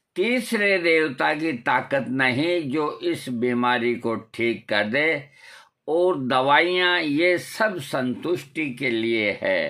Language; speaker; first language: Hindi; non-native, local second language; Marwari